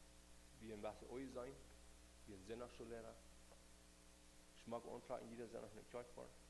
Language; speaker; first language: German; non-native, learner; Plautdietsch